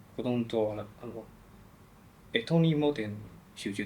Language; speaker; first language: Japanese; non-native, learner; Chinese